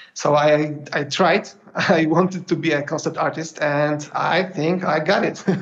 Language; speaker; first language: English; non-native, fluent; Polish